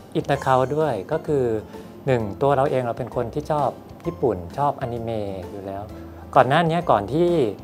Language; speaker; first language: Thai; native; Thai